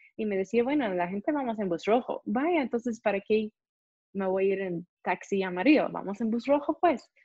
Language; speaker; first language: Spanish; non-native, fluent; English